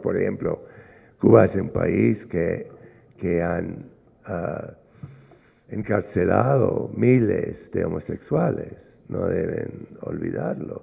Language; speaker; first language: Spanish; non-native, fluent; English